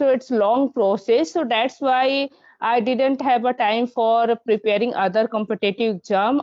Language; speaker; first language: English; non-native, learner; Hindi